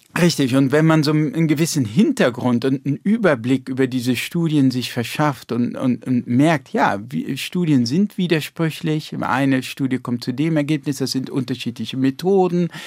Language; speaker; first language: German; early bilingual, heritage; German